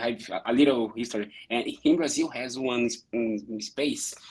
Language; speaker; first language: English; non-native, learner; Portuguese